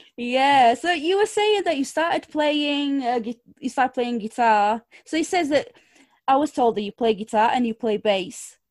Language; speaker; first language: English; non-native, fluent; Portuguese